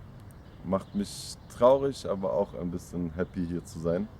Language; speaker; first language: German; native; German